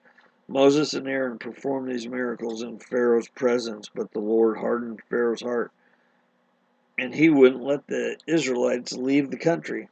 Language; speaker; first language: English; native; English